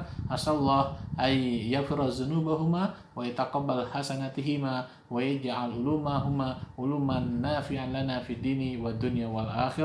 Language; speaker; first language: Arabic; non-native, fluent; Indonesian